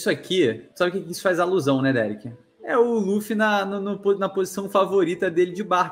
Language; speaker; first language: Portuguese; native; Portuguese